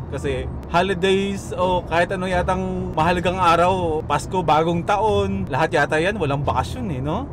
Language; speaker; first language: Filipino; native; Filipino